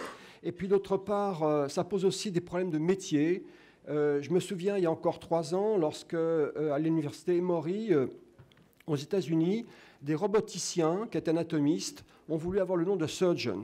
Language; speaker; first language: French; native; French